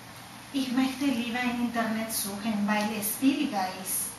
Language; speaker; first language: German; non-native, learner; Spanish